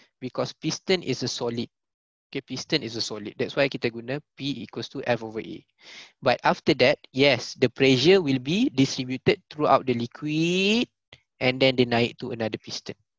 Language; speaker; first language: English; non-native, local second language; Malay